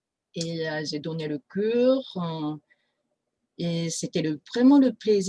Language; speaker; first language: French; non-native, fluent; Japanese